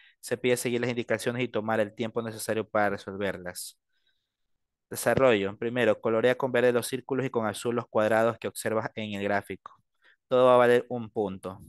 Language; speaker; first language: Spanish; native; Spanish